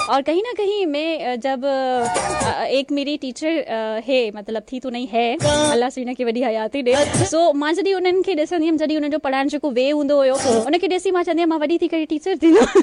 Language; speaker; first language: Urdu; non-native, local second language; Sindhi